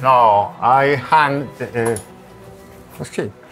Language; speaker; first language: English; non-native, learner; Spanish